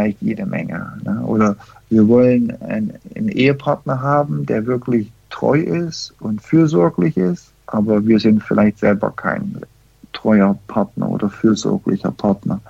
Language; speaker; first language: German; early bilingual, heritage; German